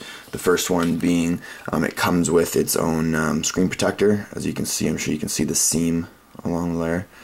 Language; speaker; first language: English; native; English